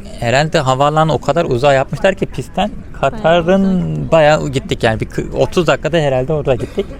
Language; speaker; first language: Turkish; native; Turkish